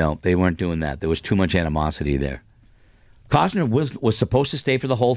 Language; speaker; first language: English; native; English